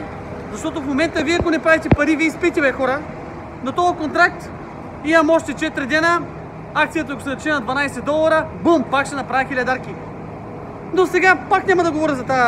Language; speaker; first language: Bulgarian; native; Bulgarian